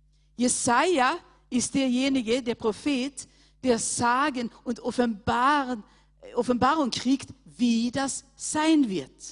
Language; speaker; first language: German; non-native, fluent; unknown